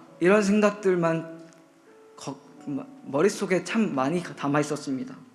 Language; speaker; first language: Korean; native; Korean